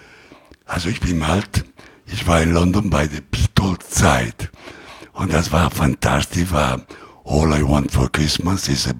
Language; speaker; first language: German; non-native, learner; Italian